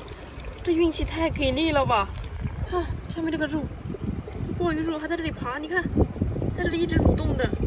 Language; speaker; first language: Chinese; native; Chinese